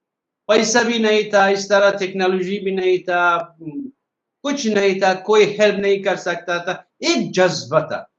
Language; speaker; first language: Hindi; non-native, fluent; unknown